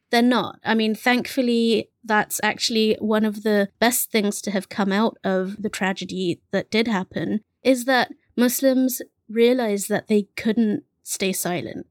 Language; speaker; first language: English; early bilingual, other home language; Bangla